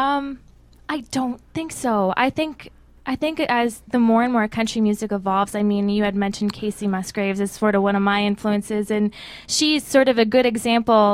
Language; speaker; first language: English; native; English